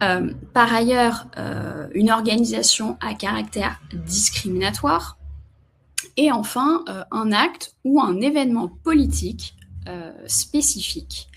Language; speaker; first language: French; native; French